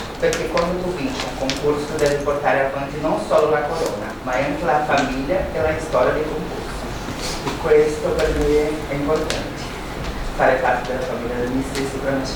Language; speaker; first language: Italian; non-native, learner; Portuguese